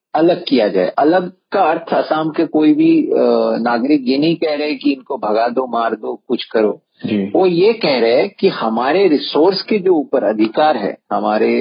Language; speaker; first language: Hindi; non-native, local second language; Assamese